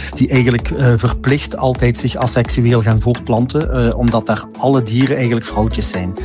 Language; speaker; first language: Dutch; native; Dutch